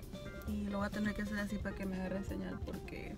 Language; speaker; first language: Spanish; early bilingual, heritage; Spanish